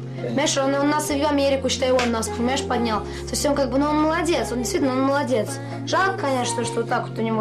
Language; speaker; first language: Russian; native; Russian